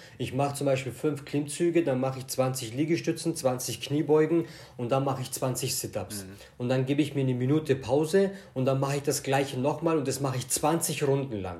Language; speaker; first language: German; native; German